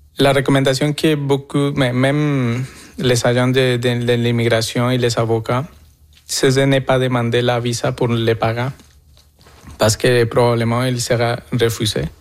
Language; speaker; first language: French; non-native, fluent; Spanish